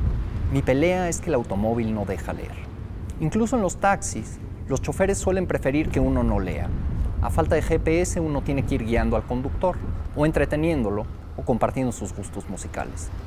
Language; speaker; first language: Spanish; native; Spanish